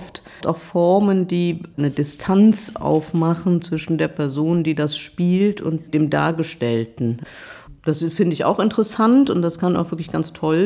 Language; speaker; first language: German; native; German